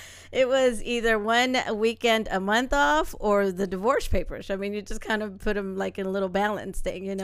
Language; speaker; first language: English; early bilingual, other home language; Spanish